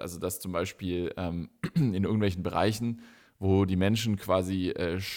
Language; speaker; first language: German; native; German